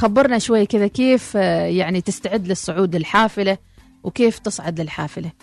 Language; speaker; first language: Arabic; native; Arabic